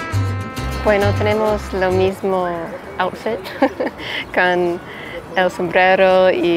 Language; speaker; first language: Spanish; non-native, learner; English